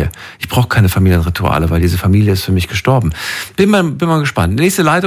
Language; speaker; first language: German; native; German